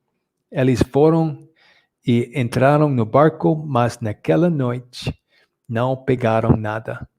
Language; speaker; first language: Portuguese; non-native, fluent; English